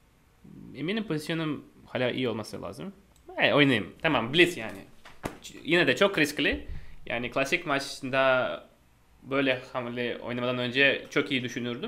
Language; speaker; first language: Turkish; non-native, fluent; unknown